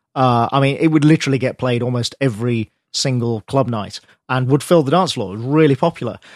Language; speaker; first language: English; native; English